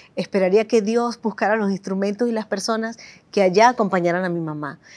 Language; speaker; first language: Spanish; native; Spanish